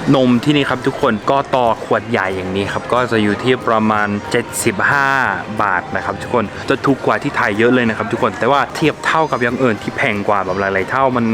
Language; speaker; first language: Thai; non-native, fluent; English